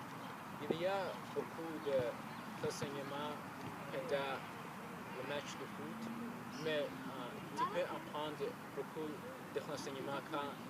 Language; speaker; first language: French; non-native, learner; English